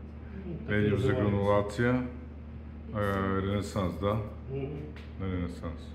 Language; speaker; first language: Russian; non-native, learner; Bulgarian